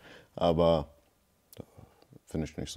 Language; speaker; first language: German; early bilingual, other home language; Turkish